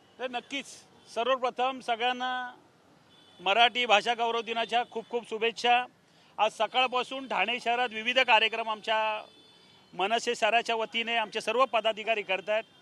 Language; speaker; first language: Marathi; native; Marathi